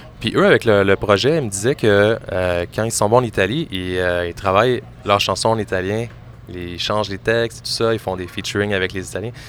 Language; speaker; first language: French; native; French